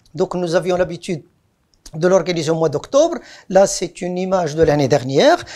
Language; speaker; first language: French; non-native, local second language; Arabic